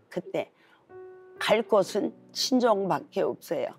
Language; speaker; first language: Korean; native; Korean